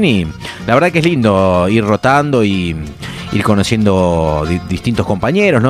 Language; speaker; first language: Spanish; native; Spanish